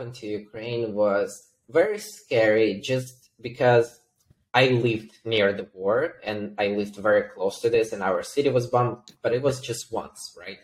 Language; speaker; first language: English; non-native, fluent; Ukrainian